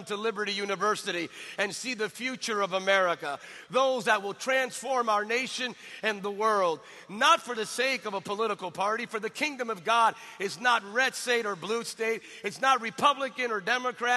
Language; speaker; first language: English; native; English